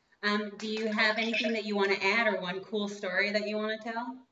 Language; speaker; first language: English; native; English